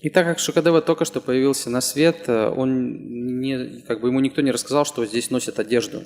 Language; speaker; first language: Russian; native; Russian